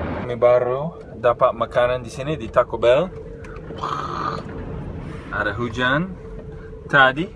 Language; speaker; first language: Indonesian; non-native, fluent; English